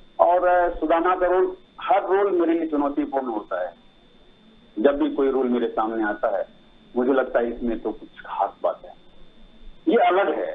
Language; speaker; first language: Hindi; non-native, local second language; Maithili